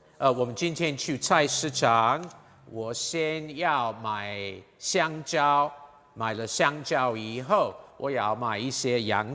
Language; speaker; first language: Chinese; non-native, fluent; English